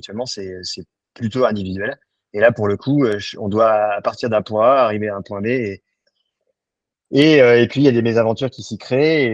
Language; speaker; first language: French; native; French